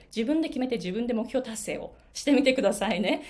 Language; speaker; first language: Japanese; native; Japanese